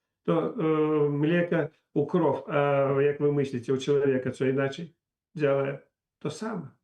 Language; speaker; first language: Polish; non-native, learner; Belarusian